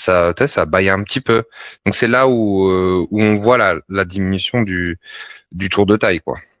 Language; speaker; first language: French; native; French